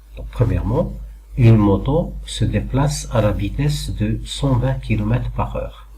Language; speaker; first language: French; non-native, local second language; Arabic